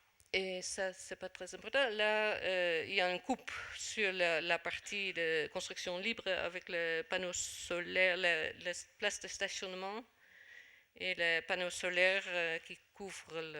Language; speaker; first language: French; non-native, fluent; Dutch